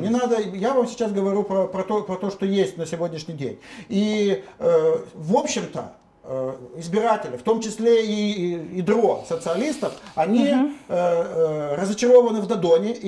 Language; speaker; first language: Russian; native; Russian